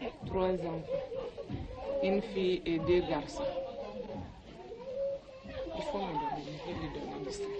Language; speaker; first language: French; non-native, local second language; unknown